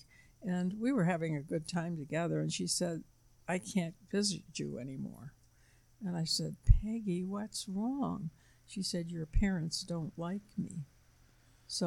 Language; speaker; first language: English; native; English